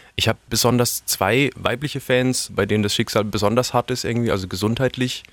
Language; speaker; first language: German; native; German